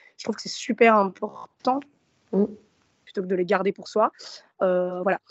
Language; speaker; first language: French; early bilingual, other home language; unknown